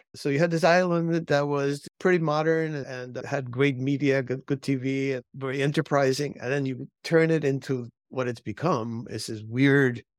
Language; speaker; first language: English; early bilingual, other home language; Spanish